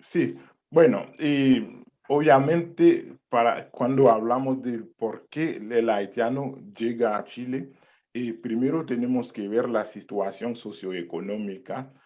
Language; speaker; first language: Spanish; non-native, fluent; Haitian Creole